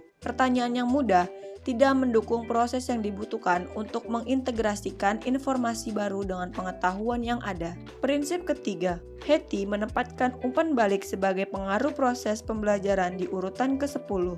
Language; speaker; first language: Indonesian; native; Indonesian